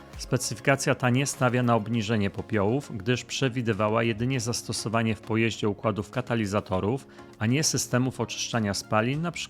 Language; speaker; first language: Polish; native; Polish